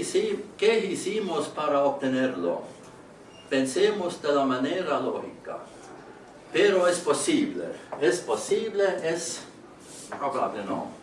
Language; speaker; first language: Spanish; non-native, learner; Estonian